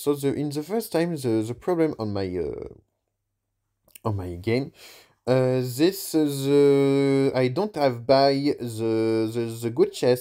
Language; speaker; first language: English; non-native, learner; French